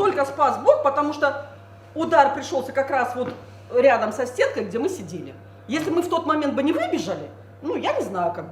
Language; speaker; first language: Russian; native; Russian